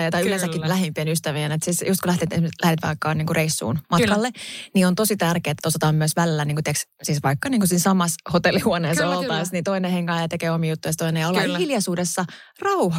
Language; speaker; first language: Finnish; native; Finnish